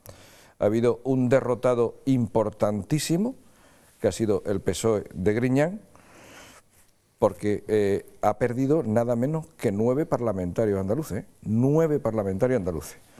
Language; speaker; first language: Spanish; native; Spanish